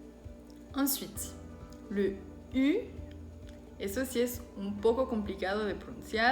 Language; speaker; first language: Spanish; non-native, fluent; French